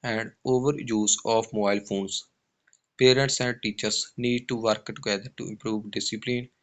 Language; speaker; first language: English; non-native, local second language; Punjabi